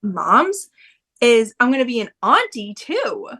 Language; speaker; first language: English; native; English